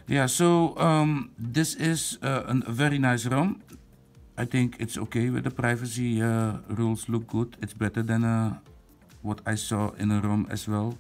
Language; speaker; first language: English; non-native, fluent; Dutch